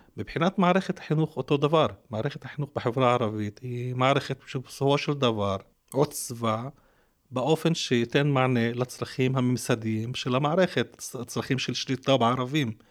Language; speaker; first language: Hebrew; non-native, local second language; Arabic